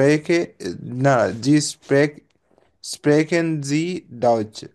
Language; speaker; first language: German; non-native, learner; Bangla